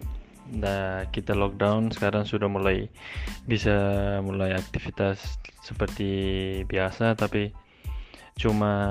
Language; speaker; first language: Indonesian; non-native, local second language; Tetum